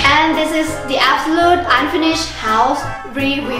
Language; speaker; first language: English; non-native, learner; Thai